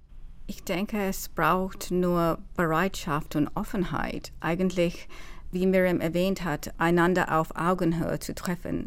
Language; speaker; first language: German; non-native, fluent; English